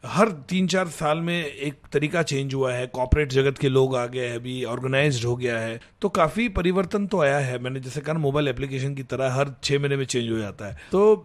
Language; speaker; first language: Hindi; native; Hindi